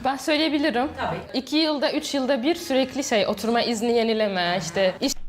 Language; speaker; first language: Turkish; non-native, fluent; Arabic